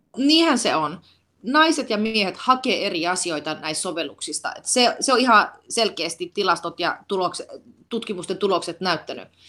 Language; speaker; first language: Finnish; early bilingual, heritage; Finnish